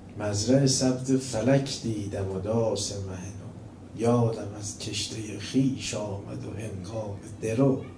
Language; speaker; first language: Persian; non-native, local second language; Azerbaijani